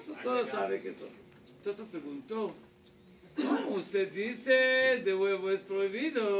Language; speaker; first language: Spanish; non-native, learner; Hebrew